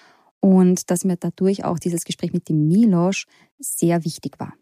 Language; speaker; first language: German; native; German